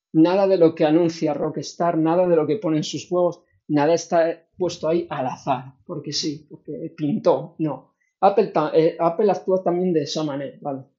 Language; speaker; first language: Spanish; native; Spanish